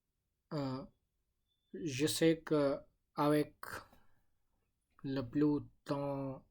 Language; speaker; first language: French; non-native, learner; English